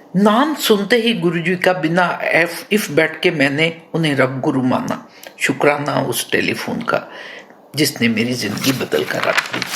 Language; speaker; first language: Hindi; non-native, local second language; Punjabi